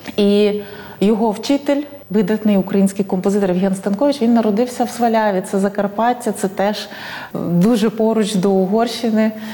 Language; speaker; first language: Ukrainian; native; Ukrainian